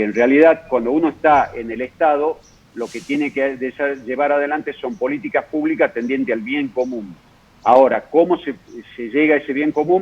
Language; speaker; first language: Spanish; native; Spanish